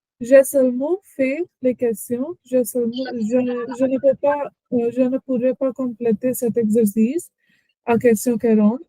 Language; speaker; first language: French; non-native, learner; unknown